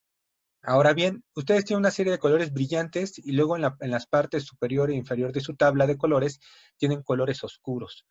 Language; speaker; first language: Spanish; native; Spanish